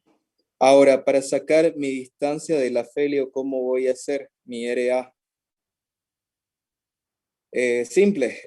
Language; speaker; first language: Spanish; native; Spanish